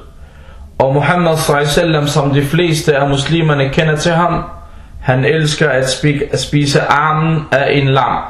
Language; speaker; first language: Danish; non-native, fluent; Arabic